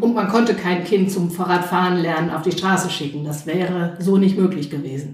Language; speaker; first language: German; native; German